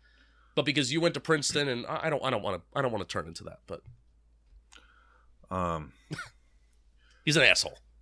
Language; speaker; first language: English; native; English